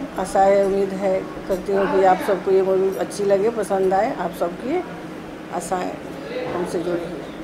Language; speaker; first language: Hindi; native; Hindi